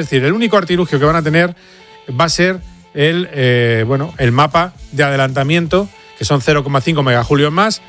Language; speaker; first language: Spanish; native; Spanish